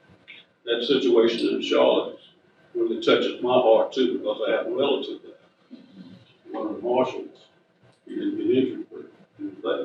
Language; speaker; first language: English; native; English